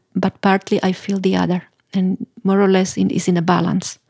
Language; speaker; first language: English; non-native, fluent; Slovak